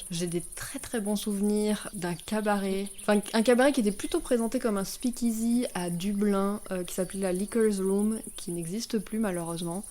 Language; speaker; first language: French; native; French